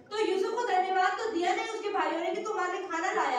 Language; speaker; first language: Hindi; native; Hindi